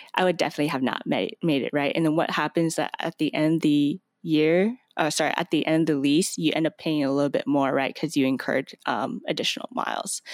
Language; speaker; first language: English; native; English